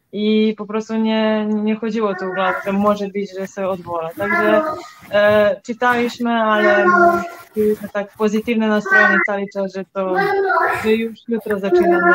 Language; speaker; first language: Polish; non-native, learner; Serbian